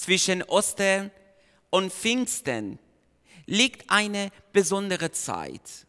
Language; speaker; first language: German; non-native, fluent; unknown